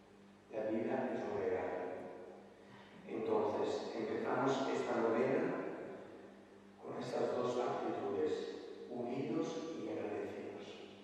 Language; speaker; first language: Spanish; non-native, fluent; Italian